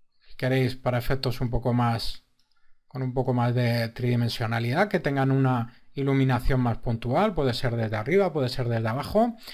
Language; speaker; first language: Spanish; native; Spanish